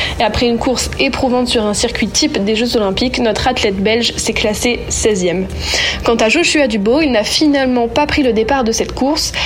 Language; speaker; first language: French; native; French